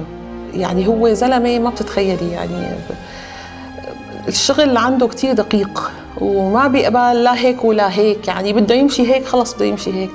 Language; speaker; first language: Arabic; native; Arabic